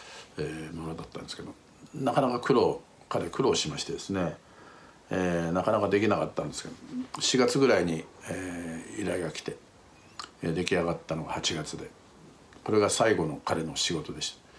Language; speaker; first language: Japanese; native; Japanese